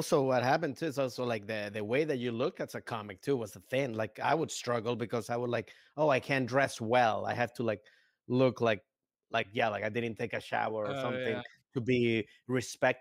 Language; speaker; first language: English; native; English